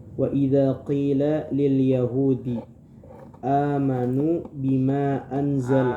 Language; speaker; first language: Arabic; non-native, learner; Indonesian